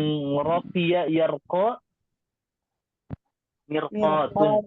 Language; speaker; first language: Arabic; non-native, fluent; Indonesian